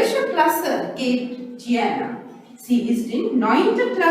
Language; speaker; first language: German; non-native, learner; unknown